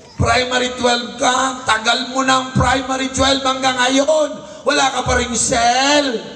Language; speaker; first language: Filipino; native; Filipino